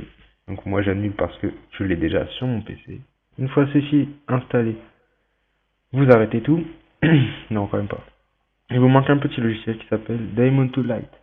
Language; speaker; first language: French; native; French